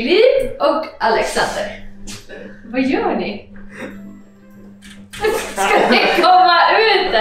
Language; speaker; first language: Swedish; non-native, fluent; Russian